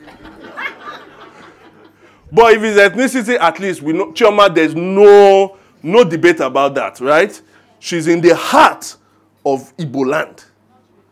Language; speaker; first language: English; non-native, local second language; Yoruba